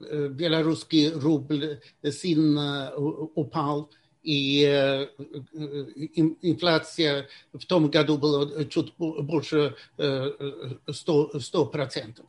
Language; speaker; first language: Russian; non-native, fluent; Swedish